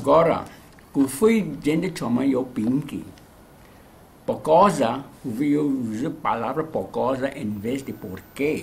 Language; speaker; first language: Portuguese; non-native, learner; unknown